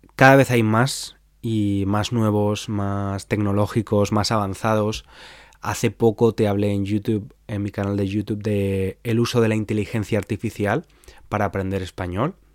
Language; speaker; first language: Spanish; native; Spanish